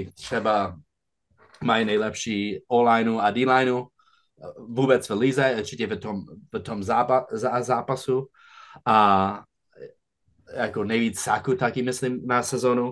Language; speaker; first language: Czech; non-native, fluent; English